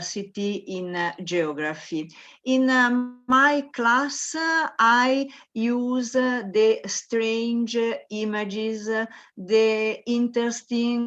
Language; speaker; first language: English; non-native, learner; Italian